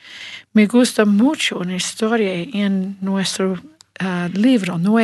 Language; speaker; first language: Spanish; non-native, learner; English